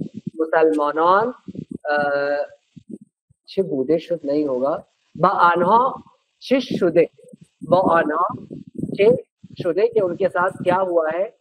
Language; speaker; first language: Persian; non-native, fluent; Urdu